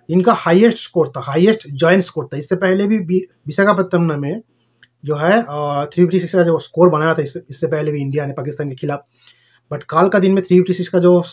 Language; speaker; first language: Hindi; non-native, local second language; Bangla